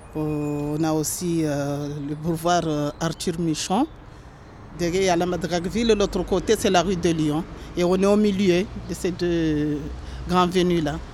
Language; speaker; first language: French; non-native, local second language; Ngazidja Comorian